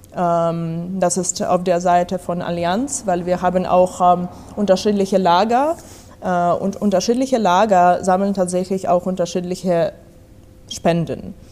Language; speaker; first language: German; non-native, fluent; Ukrainian